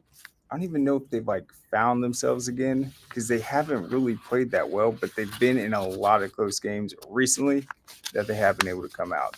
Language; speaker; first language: English; native; English